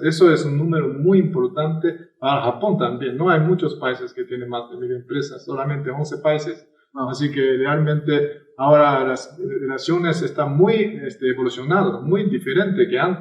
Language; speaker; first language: Spanish; non-native, fluent; Japanese